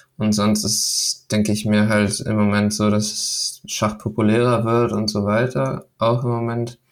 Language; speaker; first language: German; early bilingual, other home language; Danish